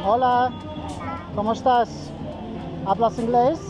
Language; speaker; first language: Spanish; non-native, learner; English